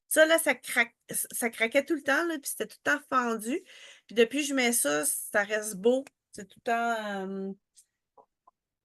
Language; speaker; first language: French; native; French